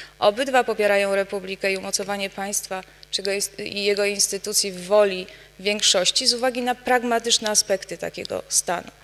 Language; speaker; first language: Polish; native; Polish